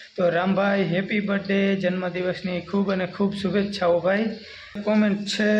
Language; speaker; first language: Gujarati; native; Gujarati